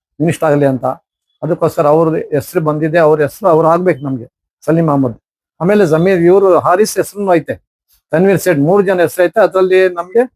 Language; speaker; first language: Kannada; non-native, local second language; Urdu